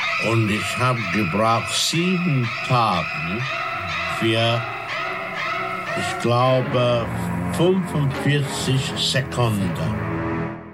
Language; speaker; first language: German; non-native, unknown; English